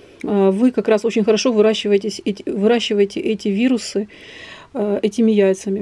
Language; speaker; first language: Russian; native; Russian